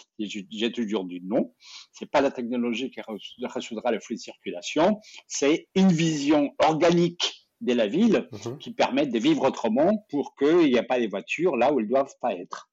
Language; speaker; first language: French; non-native, fluent; Spanish